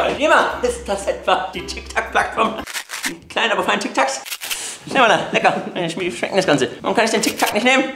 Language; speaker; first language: German; native; German